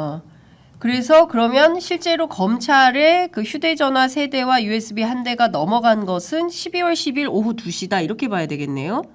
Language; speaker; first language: Korean; native; Korean